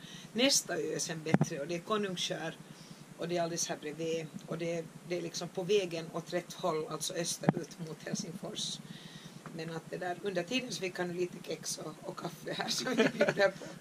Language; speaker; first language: Swedish; non-native, fluent; German